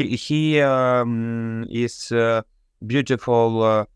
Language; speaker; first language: English; non-native, learner; Ukrainian